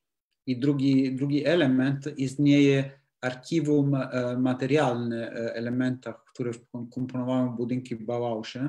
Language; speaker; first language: Polish; non-native, learner; Italian